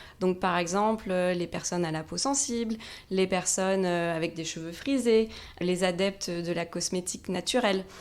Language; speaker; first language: French; native; French